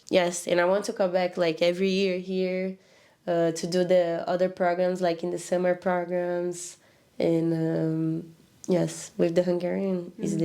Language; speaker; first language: English; non-native, learner; Portuguese